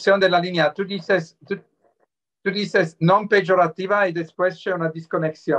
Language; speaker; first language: Spanish; non-native, fluent; Swiss German